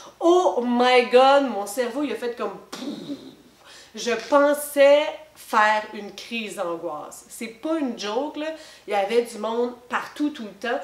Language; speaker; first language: French; native; French